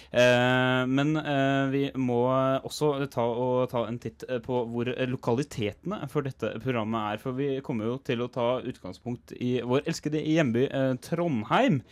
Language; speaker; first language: Norwegian; native; Norwegian